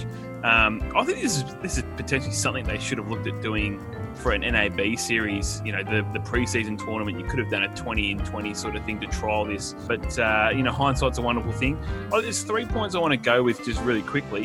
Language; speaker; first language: English; native; English